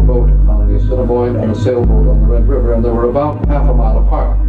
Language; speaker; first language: English; native; English